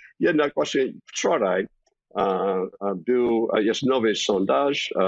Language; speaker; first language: Polish; non-native, fluent; English